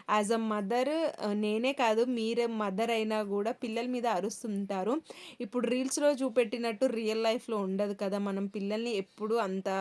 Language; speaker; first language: Telugu; non-native, local second language; Kannada